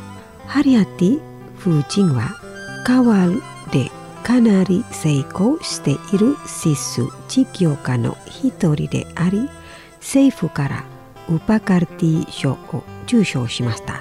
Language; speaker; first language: Japanese; non-native, learner; Indonesian